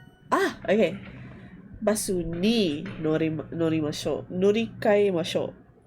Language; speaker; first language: Japanese; non-native, learner; English